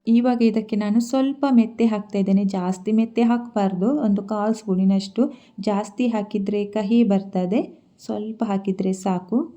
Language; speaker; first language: Kannada; non-native, local second language; Tulu